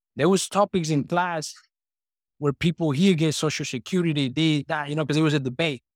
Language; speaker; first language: English; non-native, fluent; Spanish